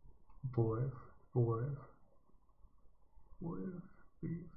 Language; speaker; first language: French; non-native, learner; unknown